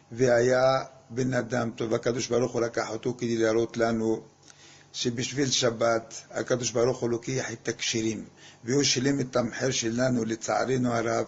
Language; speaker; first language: Hebrew; non-native, fluent; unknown